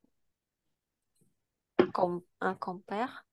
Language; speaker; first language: French; non-native, learner; Ukrainian